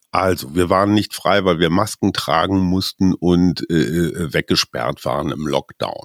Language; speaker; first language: German; native; German